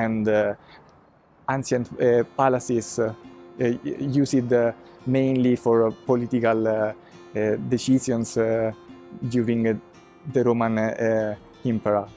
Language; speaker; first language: English; non-native, fluent; Italian